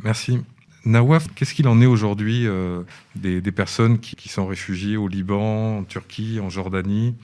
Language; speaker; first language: French; native; French